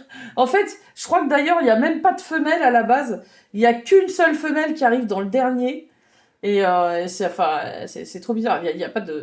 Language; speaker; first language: French; native; French